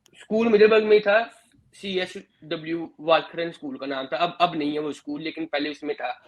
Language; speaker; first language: Urdu; native; Urdu